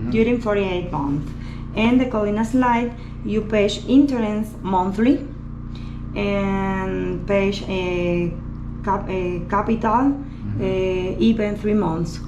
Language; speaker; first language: English; non-native, learner; Spanish